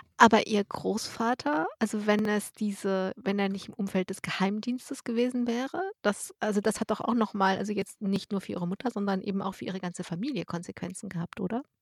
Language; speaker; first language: German; native; German